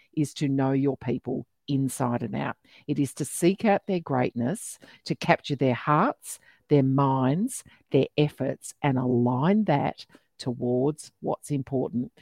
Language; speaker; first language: English; native; English